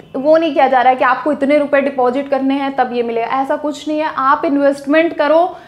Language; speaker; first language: Hindi; native; Hindi